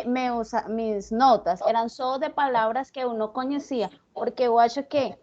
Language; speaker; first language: Portuguese; non-native, learner; Spanish